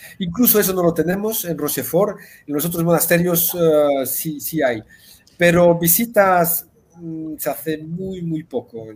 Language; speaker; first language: Spanish; early bilingual, heritage; Spanish